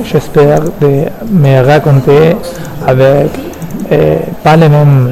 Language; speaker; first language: French; non-native, learner; Spanish